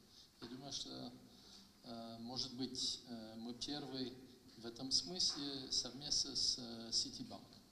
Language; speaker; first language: Russian; non-native, fluent; French